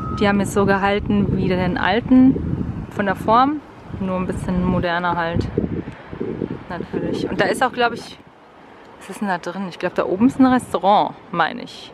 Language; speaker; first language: German; native; German